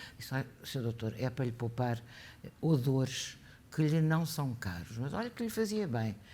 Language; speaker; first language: Portuguese; native; Portuguese